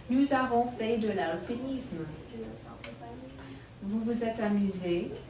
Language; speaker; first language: French; non-native, fluent; English